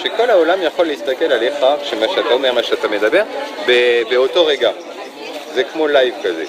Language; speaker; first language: Hebrew; non-native, fluent; French